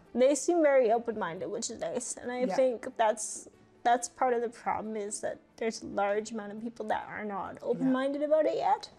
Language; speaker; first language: English; native; English